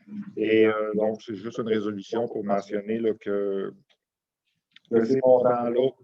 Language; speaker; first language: French; native; French